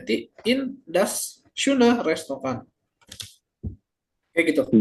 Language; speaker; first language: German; non-native, fluent; Indonesian